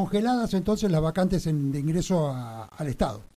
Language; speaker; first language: Spanish; native; Spanish